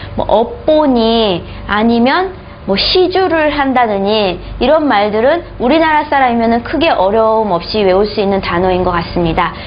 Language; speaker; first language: Korean; native; Korean